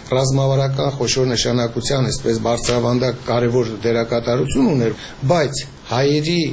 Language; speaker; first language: Armenian; native; Armenian